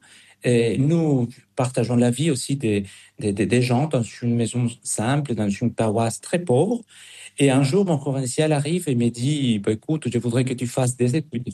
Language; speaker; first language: French; non-native, fluent; Spanish